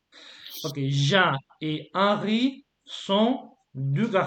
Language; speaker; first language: French; non-native, fluent; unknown